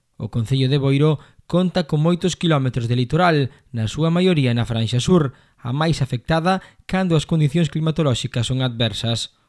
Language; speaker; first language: Galician; native; Galician